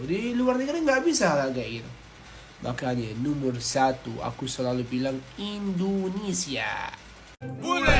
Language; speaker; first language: Indonesian; non-native, fluent; Arabic